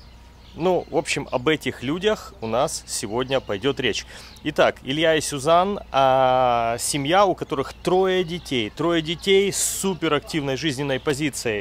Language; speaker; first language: Russian; native; Russian